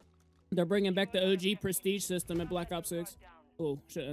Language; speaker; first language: English; native; English